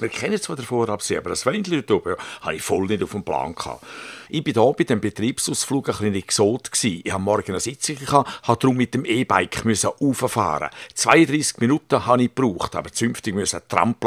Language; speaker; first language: German; native; German